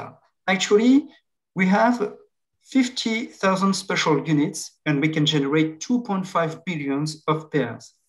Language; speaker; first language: English; non-native, fluent; French